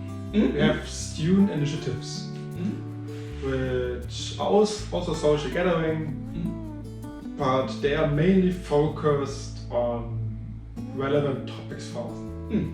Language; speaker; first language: English; non-native, fluent; German